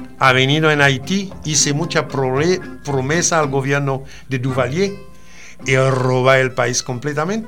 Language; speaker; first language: Spanish; non-native, fluent; Haitian Creole